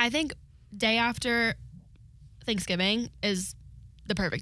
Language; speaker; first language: English; native; English